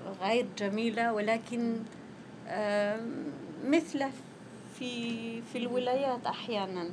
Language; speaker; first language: Arabic; non-native, fluent; Spanish